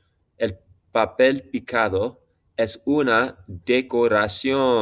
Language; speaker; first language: Spanish; non-native, fluent; English